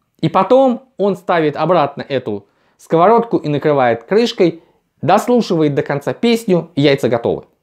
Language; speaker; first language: Russian; native; Russian